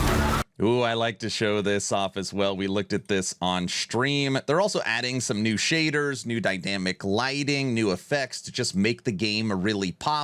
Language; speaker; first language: English; native; English